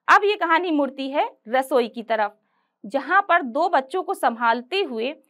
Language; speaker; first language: Hindi; native; Hindi